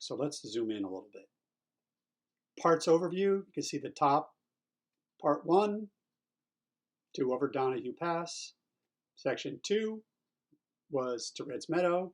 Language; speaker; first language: English; native; English